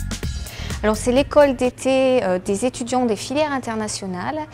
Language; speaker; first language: French; native; French